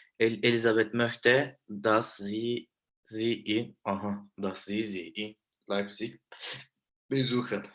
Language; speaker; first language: German; non-native, learner; Turkish